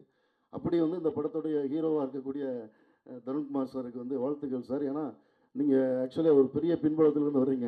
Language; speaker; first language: Tamil; native; Tamil